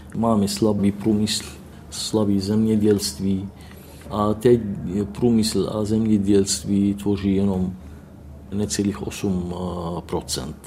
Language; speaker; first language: Czech; non-native, fluent; Arabic